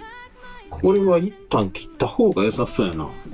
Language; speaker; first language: Japanese; native; Japanese